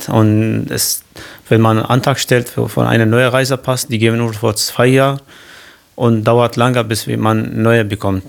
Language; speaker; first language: German; non-native, fluent; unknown